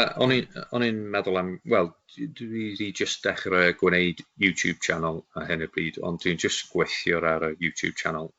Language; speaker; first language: Welsh; non-native, local second language; English